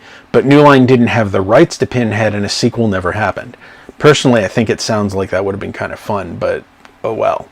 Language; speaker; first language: English; native; English